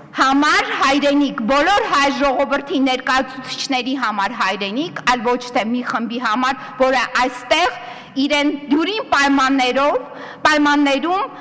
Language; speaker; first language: Armenian; native; Armenian